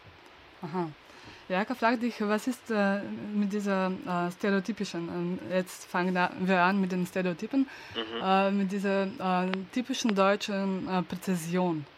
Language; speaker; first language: German; non-native, learner; Slovenian